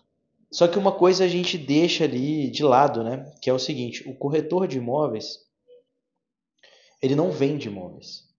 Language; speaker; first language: Portuguese; native; Portuguese